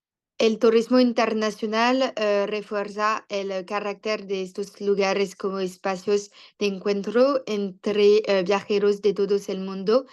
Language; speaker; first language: Spanish; non-native, learner; French